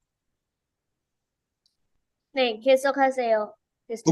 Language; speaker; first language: Korean; non-native, learner; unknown